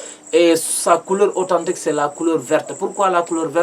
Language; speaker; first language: French; non-native, local second language; Mandingo